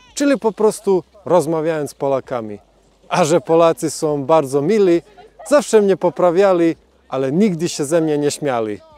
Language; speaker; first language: Polish; non-native, fluent; Serbian